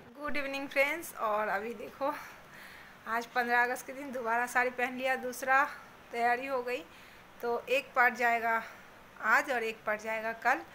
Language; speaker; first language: Hindi; non-native, local second language; Bangla